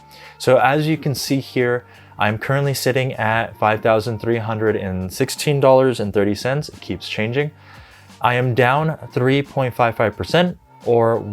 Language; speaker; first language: English; native; English